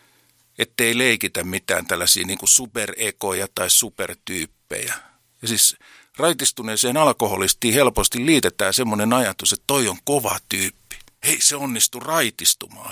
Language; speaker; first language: Finnish; native; Finnish